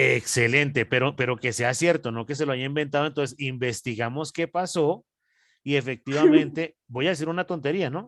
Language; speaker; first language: Spanish; native; Spanish